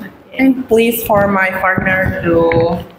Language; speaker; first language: English; non-native, learner; Indonesian